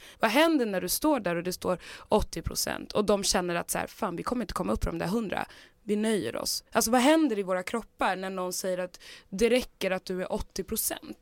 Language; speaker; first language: Swedish; native; Swedish